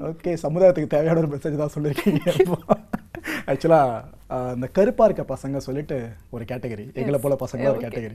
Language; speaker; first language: Tamil; native; Tamil